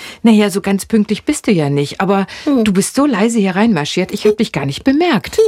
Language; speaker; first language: German; native; German